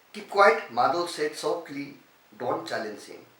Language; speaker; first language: English; non-native, local second language; Nepali